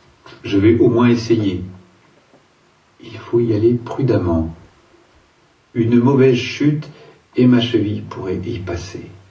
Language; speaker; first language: French; native; French